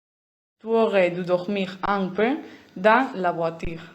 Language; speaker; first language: French; non-native, learner; Spanish